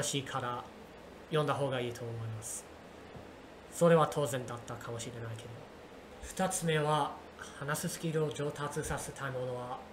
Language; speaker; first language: Japanese; non-native, learner; English